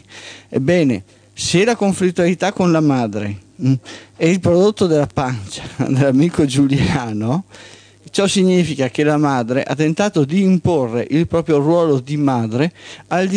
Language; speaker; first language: Italian; native; Italian